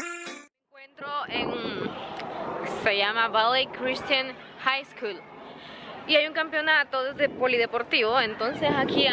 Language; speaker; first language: Spanish; native; Spanish